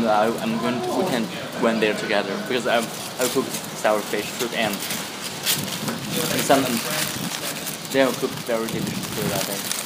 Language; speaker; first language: English; non-native, fluent; Chinese